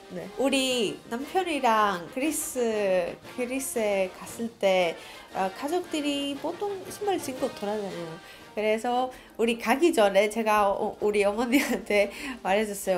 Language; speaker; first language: Korean; non-native, learner; Greek